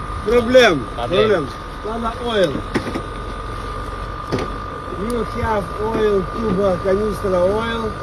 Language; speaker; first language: English; non-native, learner; Russian